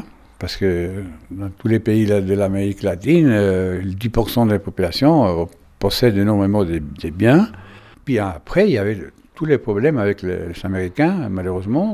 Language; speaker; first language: French; non-native, fluent; Spanish